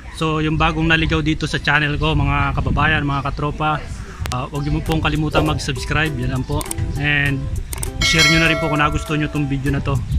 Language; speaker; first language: Filipino; native; Filipino